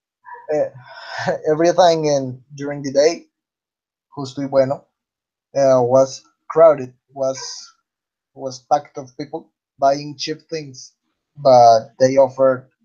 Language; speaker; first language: English; non-native, learner; Spanish